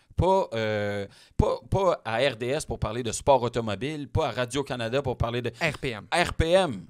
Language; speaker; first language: French; native; French